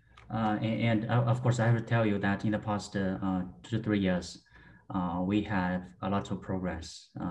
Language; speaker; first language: English; non-native, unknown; Chinese